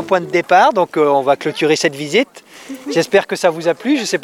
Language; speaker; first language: French; native; French